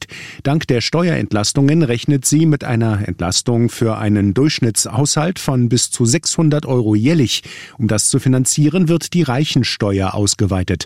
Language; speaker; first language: German; native; German